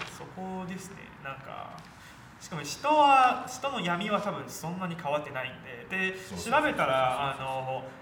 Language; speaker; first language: Japanese; non-native, fluent; Chinese